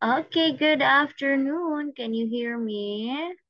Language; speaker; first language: English; non-native, fluent; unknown